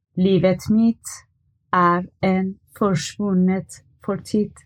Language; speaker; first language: Norwegian; non-native, learner; Persian